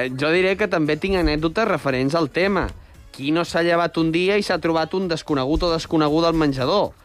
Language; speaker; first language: Catalan; native; Catalan